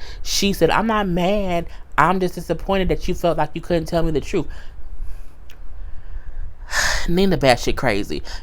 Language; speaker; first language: English; native; English